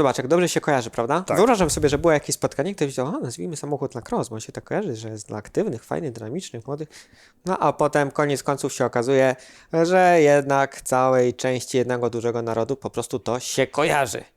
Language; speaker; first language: Polish; native; Polish